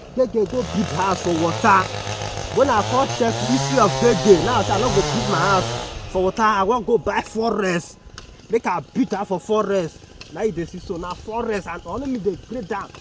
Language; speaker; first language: Nigerian Pidgin; native; Nigerian Pidgin